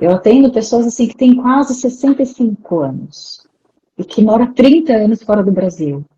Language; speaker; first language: Portuguese; native; Portuguese